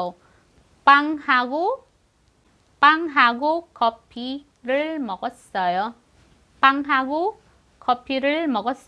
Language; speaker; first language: Korean; non-native, fluent; Filipino